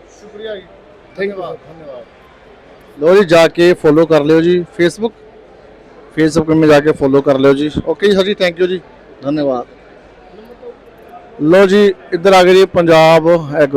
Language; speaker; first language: Hindi; non-native, local second language; Punjabi